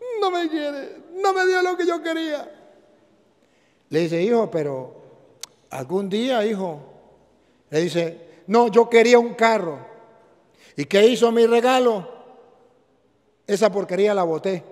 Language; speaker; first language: Spanish; native; Spanish